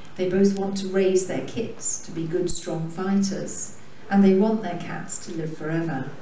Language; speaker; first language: English; native; English